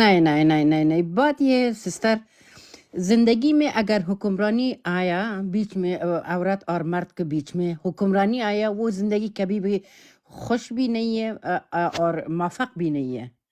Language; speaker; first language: Hindi; non-native, learner; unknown